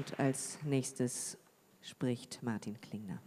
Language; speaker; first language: German; native; German